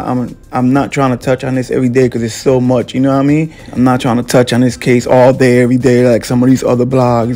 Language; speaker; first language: English; native; English